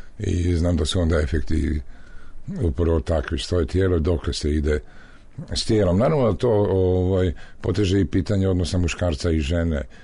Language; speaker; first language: Croatian; native; Croatian